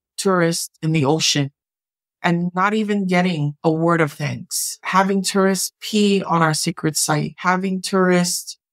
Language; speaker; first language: English; native; English